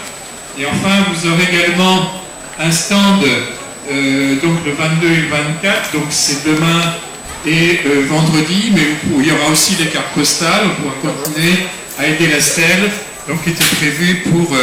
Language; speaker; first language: French; native; French